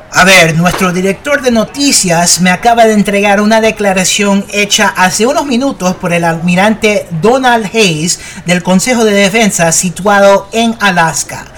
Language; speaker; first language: Spanish; early bilingual, heritage; Spanish